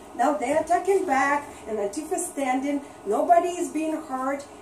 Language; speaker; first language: English; non-native, fluent; Russian